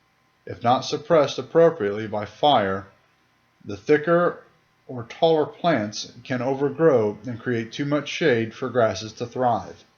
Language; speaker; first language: English; native; English